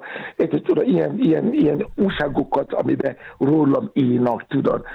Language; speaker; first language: Hungarian; non-native, fluent; Yoruba